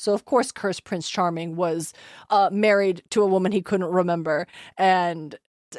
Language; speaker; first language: English; native; English